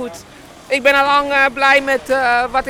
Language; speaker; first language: Dutch; native; Dutch